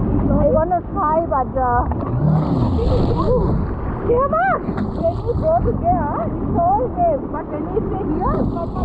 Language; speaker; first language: English; non-native, learner; Thai